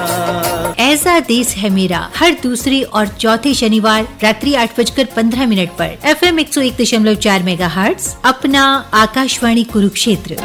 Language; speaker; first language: Hindi; native; Hindi